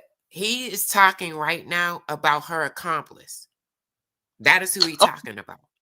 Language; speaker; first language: English; native; English